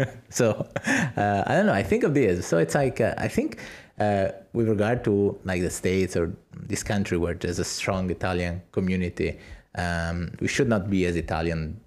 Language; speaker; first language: English; non-native, fluent; Italian